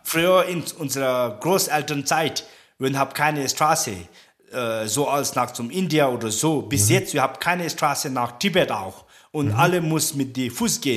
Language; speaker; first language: German; non-native, learner; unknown